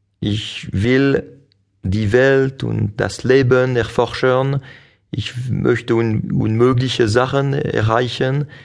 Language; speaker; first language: German; non-native, local second language; French